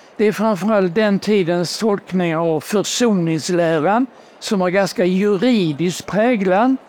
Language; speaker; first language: Swedish; native; Swedish